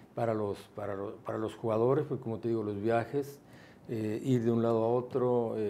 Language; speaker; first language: Spanish; native; Spanish